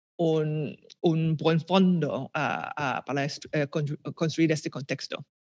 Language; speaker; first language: Spanish; non-native, fluent; Chinese